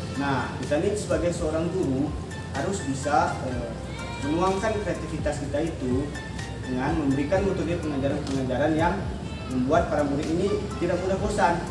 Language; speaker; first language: Indonesian; native; Indonesian